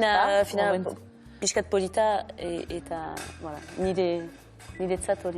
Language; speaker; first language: Basque; non-native, local second language; French